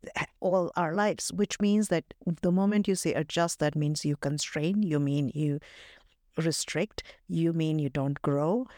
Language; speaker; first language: English; non-native, local second language; Hindi